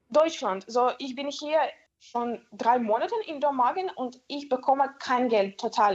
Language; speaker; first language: German; non-native, learner; Ukrainian